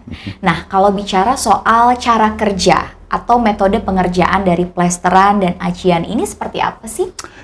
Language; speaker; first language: Indonesian; native; Indonesian